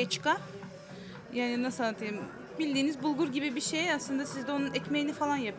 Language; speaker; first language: Turkish; non-native, fluent; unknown